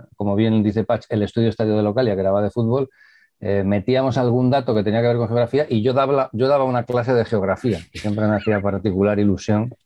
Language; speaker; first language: Spanish; native; Spanish